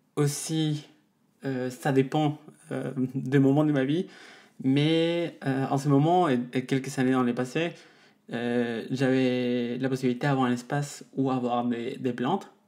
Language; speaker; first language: French; non-native, fluent; Spanish